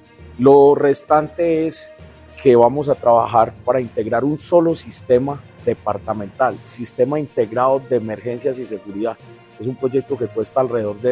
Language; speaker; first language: Spanish; native; Spanish